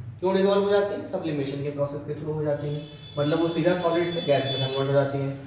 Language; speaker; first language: Hindi; native; Hindi